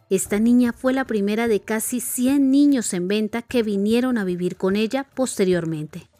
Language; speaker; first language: Spanish; native; Spanish